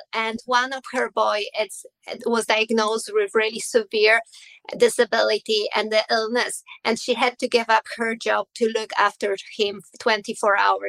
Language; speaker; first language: English; non-native, learner; Polish